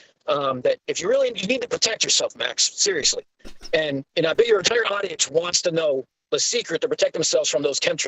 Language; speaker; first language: English; native; English